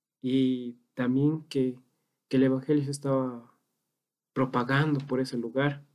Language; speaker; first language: Spanish; native; Spanish